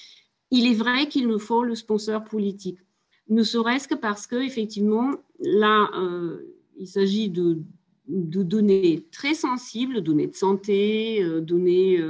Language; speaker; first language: French; native; French